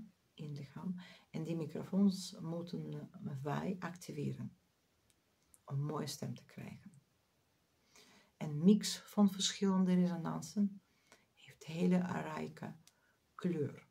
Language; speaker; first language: Dutch; non-native, fluent; Russian